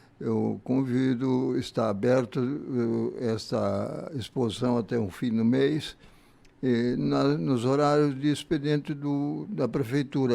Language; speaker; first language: Portuguese; early bilingual, other home language; German